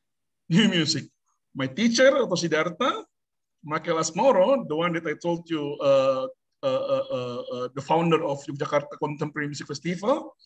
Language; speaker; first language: English; non-native, fluent; Indonesian